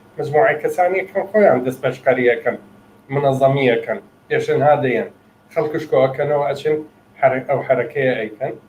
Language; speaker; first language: Central Kurdish; non-native, local second language; Arabic